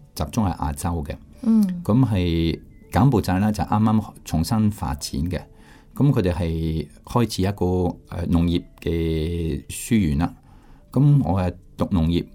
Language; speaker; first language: Cantonese; non-native, fluent; French